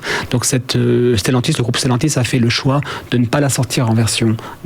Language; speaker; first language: French; native; French